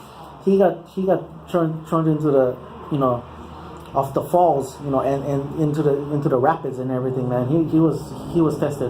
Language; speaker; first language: English; native; English